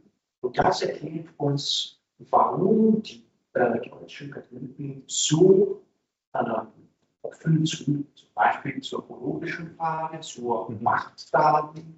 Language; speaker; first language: German; non-native, fluent; Italian